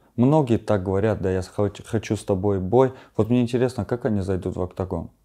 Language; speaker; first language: Russian; non-native, fluent; Armenian